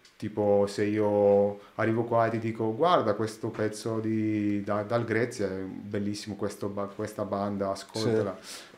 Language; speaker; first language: Italian; non-native, learner; Greek